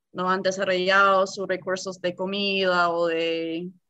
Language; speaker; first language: Spanish; non-native, fluent; English